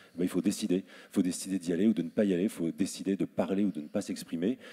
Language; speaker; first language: French; native; French